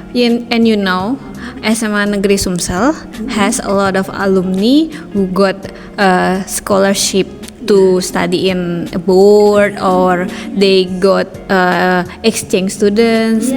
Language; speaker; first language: English; non-native, learner; Indonesian